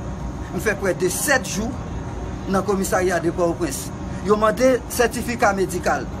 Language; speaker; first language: French; non-native, learner; Haitian Creole